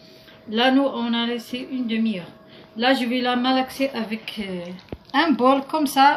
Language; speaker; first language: French; non-native, local second language; Arabic